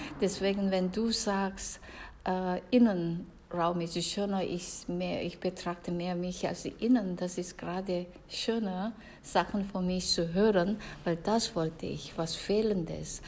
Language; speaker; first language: German; non-native, fluent; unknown